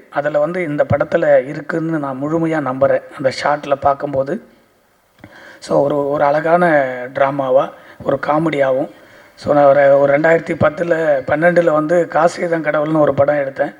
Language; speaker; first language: Tamil; native; Tamil